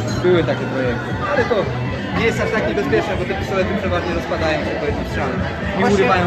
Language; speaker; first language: Polish; native; Polish